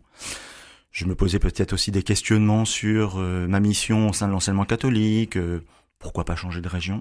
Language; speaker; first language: French; native; French